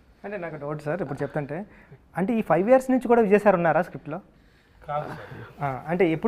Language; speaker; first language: Telugu; native; Telugu